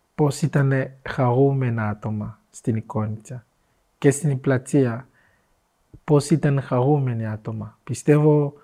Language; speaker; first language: Greek; non-native, fluent; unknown